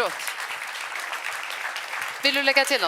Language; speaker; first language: Swedish; native; Swedish